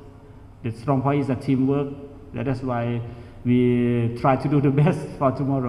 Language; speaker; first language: English; non-native, learner; Thai